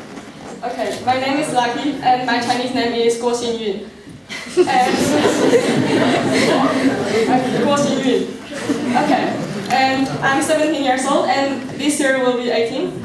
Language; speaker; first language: English; non-native, learner; Chinese